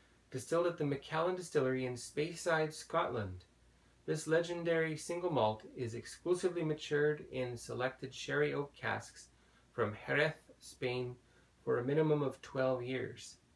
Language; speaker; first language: English; native; English